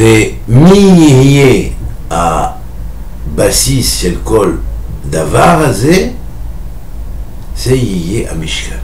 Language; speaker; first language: Hebrew; non-native, fluent; French